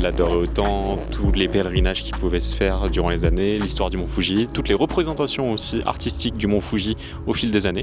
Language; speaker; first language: French; native; French